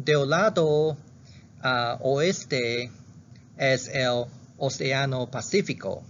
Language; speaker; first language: Spanish; non-native, learner; Chinese